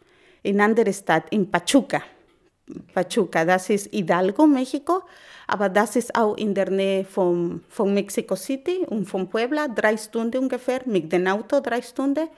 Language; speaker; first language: German; non-native, learner; Spanish